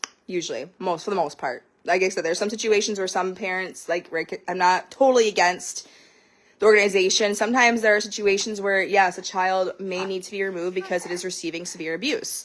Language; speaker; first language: English; native; English